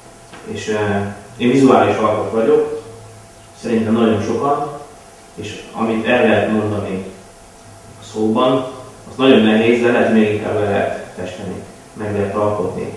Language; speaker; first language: Hungarian; native; Hungarian